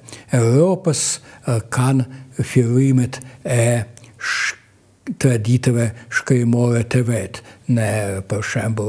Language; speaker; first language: Albanian; non-native, fluent; Russian